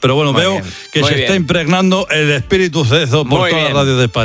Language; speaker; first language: Spanish; native; Spanish